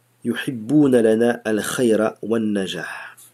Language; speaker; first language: Arabic; non-native, fluent; French